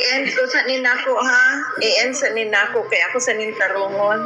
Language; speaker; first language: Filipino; non-native, local second language; Cebuano